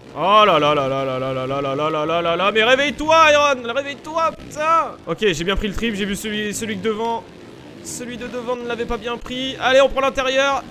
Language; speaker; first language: French; native; French